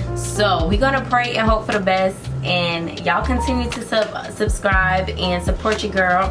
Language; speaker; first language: English; native; English